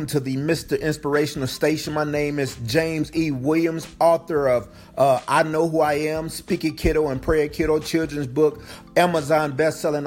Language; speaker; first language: English; native; English